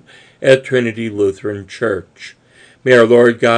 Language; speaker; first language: English; native; English